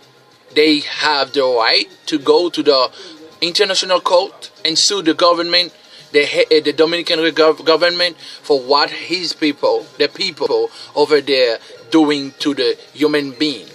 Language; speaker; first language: English; non-native, fluent; Haitian Creole